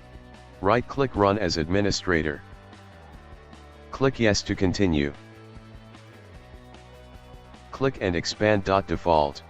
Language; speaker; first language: English; non-native, local second language; Tamil